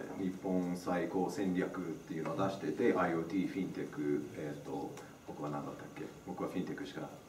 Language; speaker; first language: Japanese; non-native, fluent; English